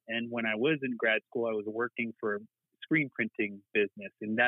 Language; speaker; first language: English; native; English